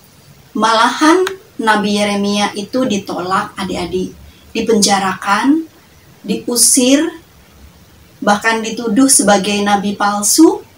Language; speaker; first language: Indonesian; native; Indonesian